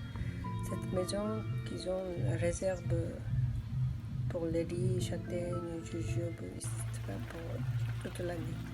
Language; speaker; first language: French; non-native, learner; Korean